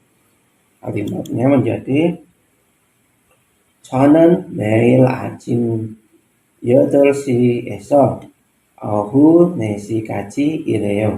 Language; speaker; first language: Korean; non-native, learner; Indonesian